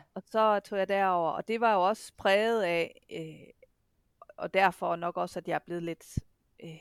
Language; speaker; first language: Danish; native; Danish